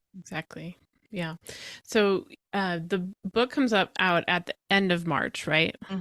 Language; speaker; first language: English; native; English